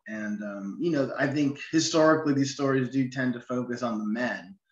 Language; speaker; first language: English; native; English